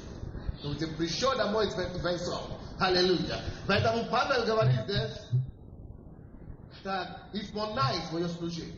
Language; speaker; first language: Russian; non-native, fluent; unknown